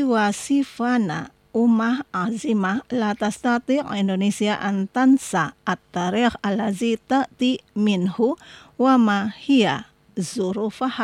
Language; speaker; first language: Arabic; non-native, fluent; Indonesian